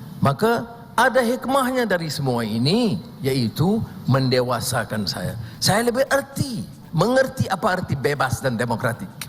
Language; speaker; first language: Malay; native; Malay